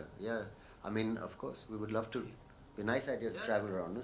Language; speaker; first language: English; non-native, local second language; Hindi